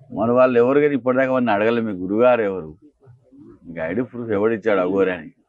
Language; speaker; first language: Telugu; native; Telugu